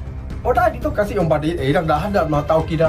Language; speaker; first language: Filipino; non-native, learner; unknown